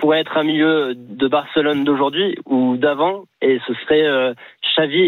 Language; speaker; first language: French; native; French